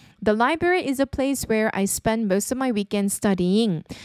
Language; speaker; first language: English; non-native, fluent; Korean